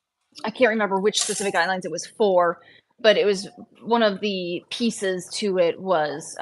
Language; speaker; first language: English; native; English